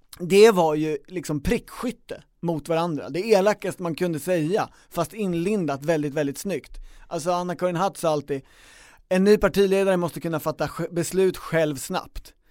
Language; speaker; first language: Swedish; native; Swedish